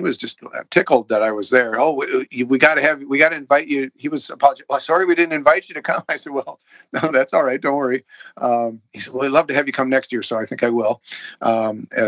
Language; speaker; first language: English; native; English